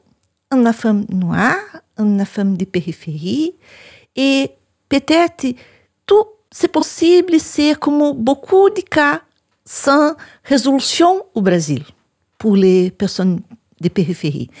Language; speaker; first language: French; non-native, learner; Portuguese